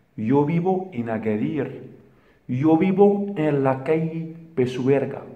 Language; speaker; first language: Spanish; non-native, fluent; Arabic